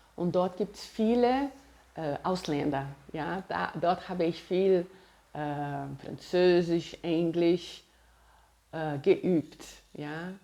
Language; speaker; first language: German; non-native, fluent; Portuguese